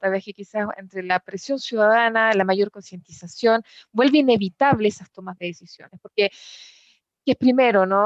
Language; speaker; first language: Spanish; native; Spanish